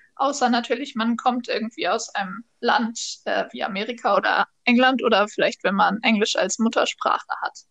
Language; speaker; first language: German; native; German